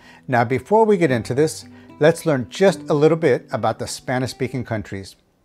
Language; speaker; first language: English; early bilingual, other home language; Spanish